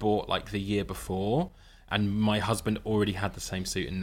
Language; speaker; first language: English; native; English